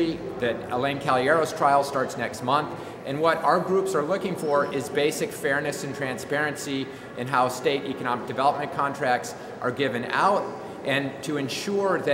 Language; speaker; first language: English; native; English